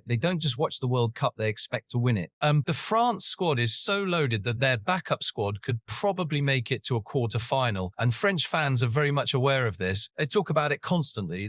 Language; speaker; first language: English; native; English